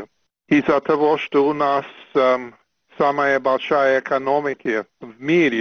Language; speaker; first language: Russian; non-native, fluent; English